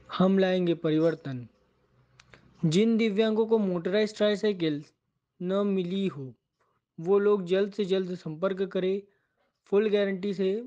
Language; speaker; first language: Hindi; native; Hindi